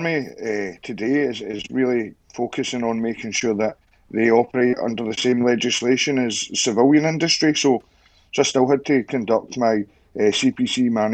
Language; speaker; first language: English; native; English